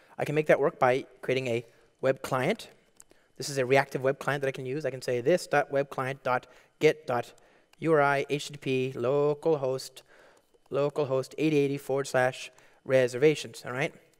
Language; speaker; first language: English; native; English